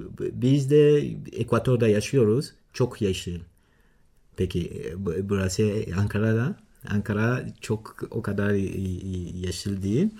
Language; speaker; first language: Turkish; non-native, learner; Swahili